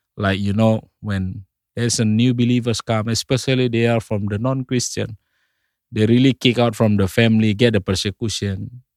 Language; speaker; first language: English; non-native, fluent; Indonesian